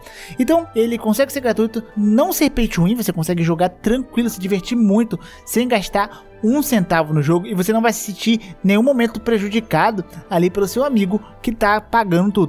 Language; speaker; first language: Portuguese; native; Portuguese